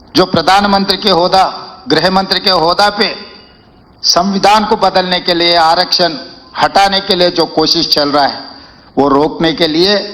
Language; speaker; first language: Hindi; non-native, local second language; Telugu